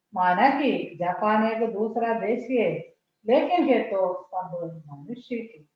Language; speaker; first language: Hindi; non-native, local second language; Malayalam